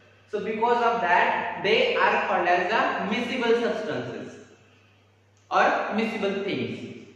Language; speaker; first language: English; non-native, local second language; Marathi